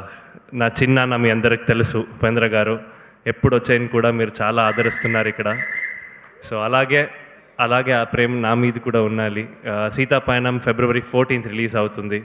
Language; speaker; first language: Telugu; non-native, learner; Kannada